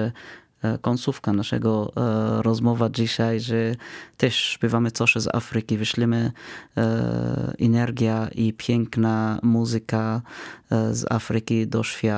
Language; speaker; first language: Polish; non-native, fluent; Arabic